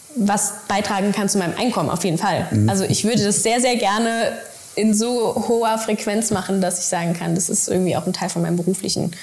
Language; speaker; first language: German; native; German